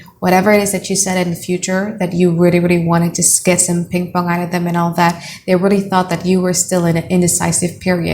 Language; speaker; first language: English; non-native, fluent; Indonesian